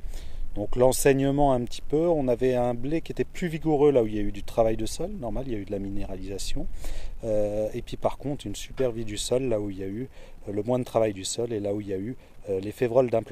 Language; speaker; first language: French; native; French